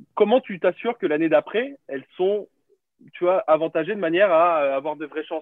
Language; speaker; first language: French; native; French